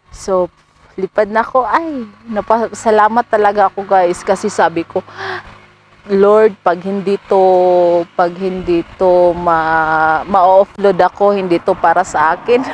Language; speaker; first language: Filipino; non-native, local second language; Cebuano